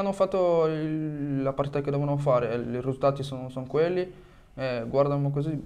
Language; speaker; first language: Italian; non-native, fluent; French